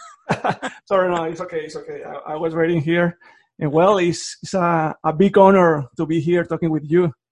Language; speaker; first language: English; non-native, fluent; Spanish